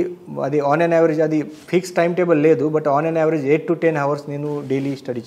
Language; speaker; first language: Telugu; non-native, learner; Marathi